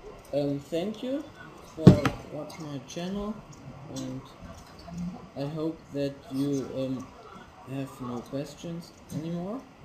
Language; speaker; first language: English; non-native, learner; German